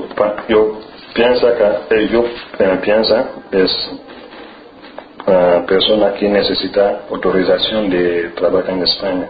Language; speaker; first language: Spanish; non-native, learner; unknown